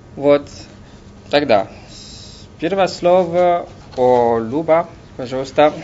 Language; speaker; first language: Russian; non-native, learner; French